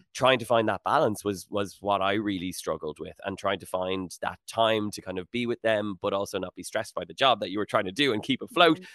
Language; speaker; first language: English; native; English